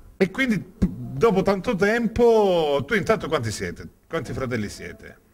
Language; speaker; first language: Italian; native; Italian